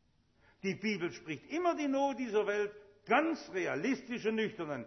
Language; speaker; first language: German; native; German